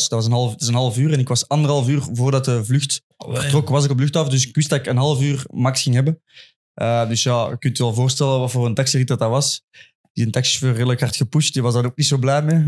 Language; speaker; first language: Dutch; native; Dutch